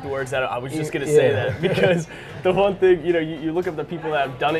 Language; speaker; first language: English; native; English